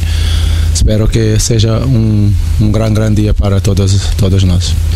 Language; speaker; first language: Spanish; non-native, learner; Portuguese